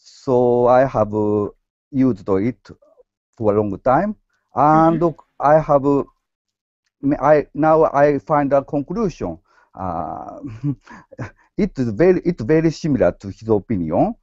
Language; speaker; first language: English; non-native, learner; Japanese